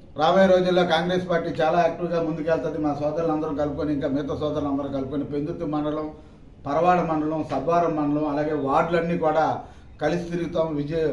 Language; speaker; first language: Telugu; native; Telugu